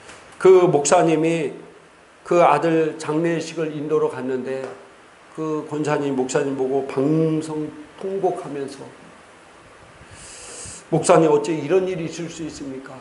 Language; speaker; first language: Korean; native; Korean